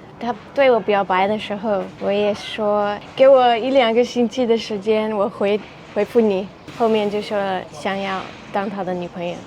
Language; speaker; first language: Chinese; non-native, fluent; English